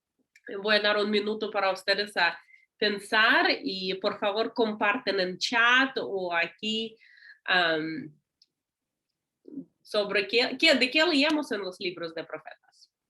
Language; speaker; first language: Spanish; non-native, learner; English